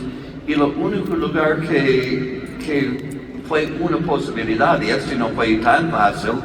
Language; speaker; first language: Spanish; non-native, learner; English